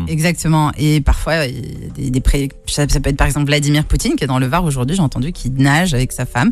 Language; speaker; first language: French; native; French